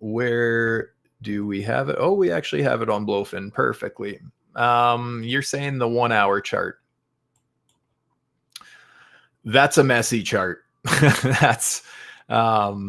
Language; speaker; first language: English; native; English